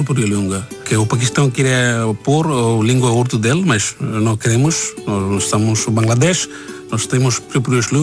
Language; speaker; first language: Portuguese; non-native, learner; Bangla